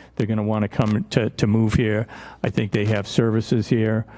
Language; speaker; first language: English; native; English